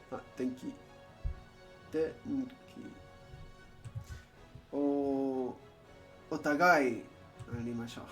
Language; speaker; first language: Japanese; non-native, learner; Spanish